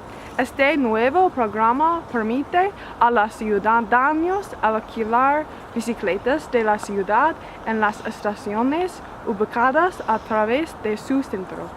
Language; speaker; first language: Spanish; non-native, fluent; English